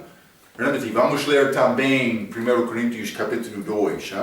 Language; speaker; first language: Portuguese; non-native, learner; English